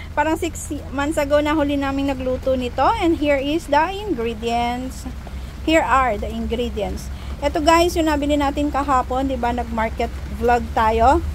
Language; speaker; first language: Filipino; non-native, local second language; Hiligaynon